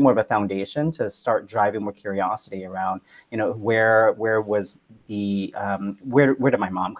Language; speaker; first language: English; early bilingual, other home language; Vietnamese